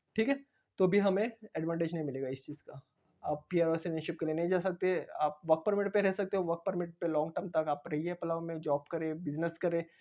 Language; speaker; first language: Hindi; non-native, local second language; Marathi